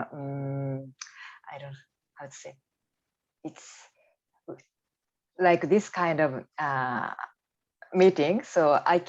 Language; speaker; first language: English; non-native, learner; Japanese